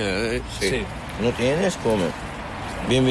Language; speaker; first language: Spanish; non-native, learner; Arabic